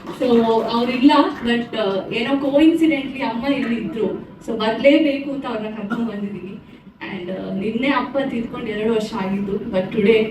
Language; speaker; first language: Kannada; non-native, local second language; Tulu